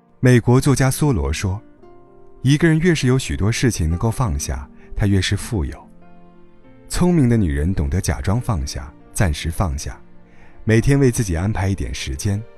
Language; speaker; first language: Chinese; native; Chinese